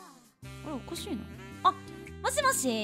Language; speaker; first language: Japanese; native; Japanese